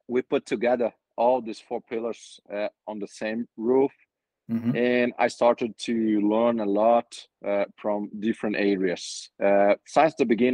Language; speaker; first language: English; non-native, fluent; Portuguese